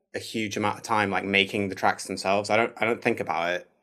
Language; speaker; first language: English; native; English